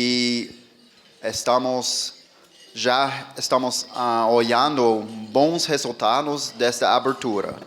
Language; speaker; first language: Portuguese; non-native, fluent; English